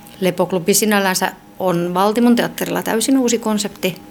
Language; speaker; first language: Finnish; native; Finnish